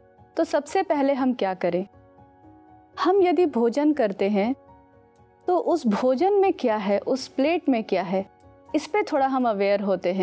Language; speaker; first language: Hindi; native; Hindi